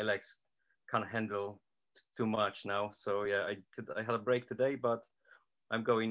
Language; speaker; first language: English; non-native, fluent; Polish